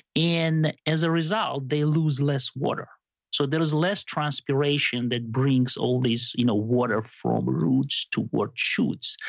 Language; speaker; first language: English; non-native, fluent; Georgian